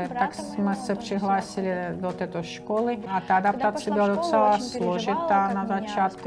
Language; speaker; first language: Czech; non-native, learner; Ukrainian